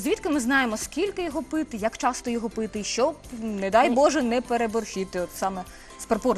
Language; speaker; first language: Ukrainian; native; Ukrainian